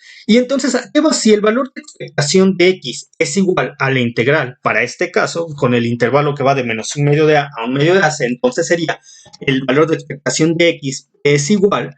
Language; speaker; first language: Spanish; native; Spanish